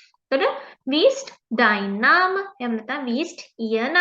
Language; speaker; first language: German; non-native, learner; Sinhala